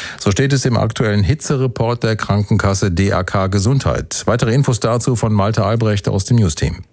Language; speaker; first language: German; native; German